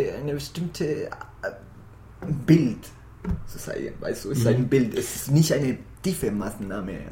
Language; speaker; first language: German; non-native, fluent; Spanish